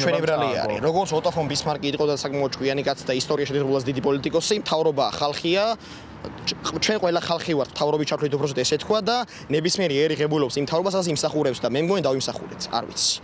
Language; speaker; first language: Georgian; native; Georgian